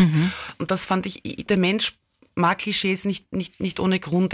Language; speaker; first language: German; native; German